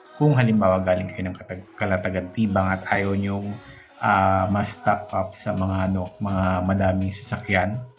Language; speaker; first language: Filipino; non-native, local second language; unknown